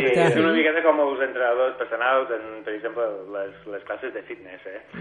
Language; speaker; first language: Catalan; non-native, fluent; English